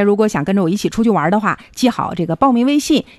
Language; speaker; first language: Chinese; native; Chinese